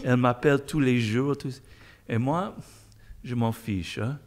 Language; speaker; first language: French; non-native, fluent; English